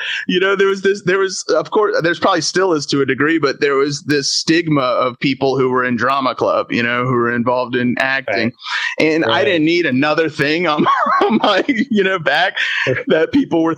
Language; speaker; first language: English; native; English